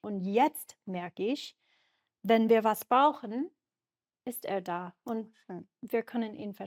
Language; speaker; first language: German; non-native, fluent; English